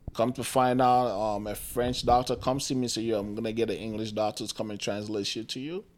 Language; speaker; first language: English; non-native, local second language; Akan